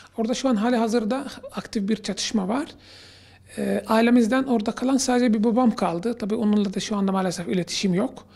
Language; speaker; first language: Turkish; non-native, fluent; Arabic